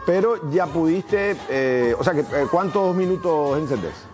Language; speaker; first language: Spanish; native; Spanish